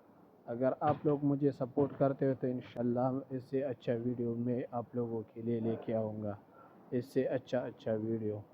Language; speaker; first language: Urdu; non-native, local second language; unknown